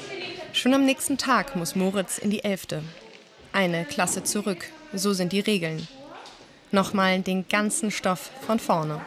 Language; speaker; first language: German; native; German